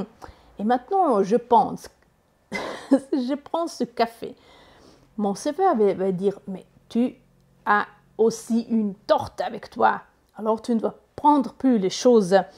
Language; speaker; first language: French; non-native, learner; Italian